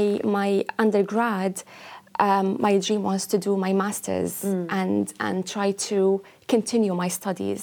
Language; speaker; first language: English; non-native, fluent; Arabic